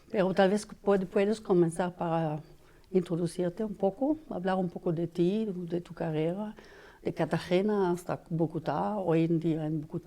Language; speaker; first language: Spanish; non-native, fluent; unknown